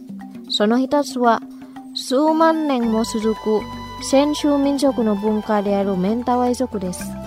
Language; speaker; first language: Japanese; non-native, fluent; Indonesian